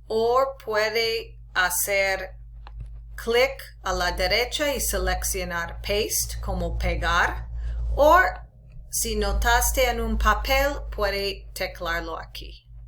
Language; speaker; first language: Spanish; non-native, local second language; English